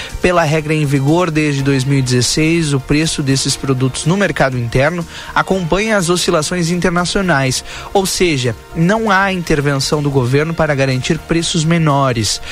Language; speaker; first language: Portuguese; native; Portuguese